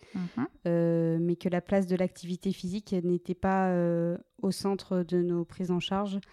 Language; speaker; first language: French; native; French